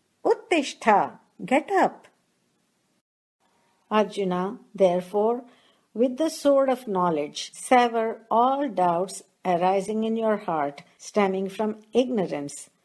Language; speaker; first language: English; non-native, local second language; Telugu